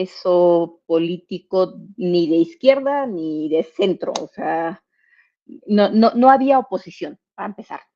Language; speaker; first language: Spanish; native; Spanish